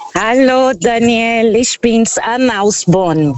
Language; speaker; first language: German; non-native, fluent; Portuguese